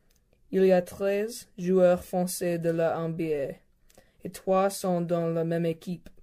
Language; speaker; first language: French; non-native, learner; English